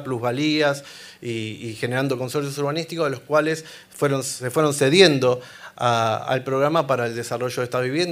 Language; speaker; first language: Spanish; native; Spanish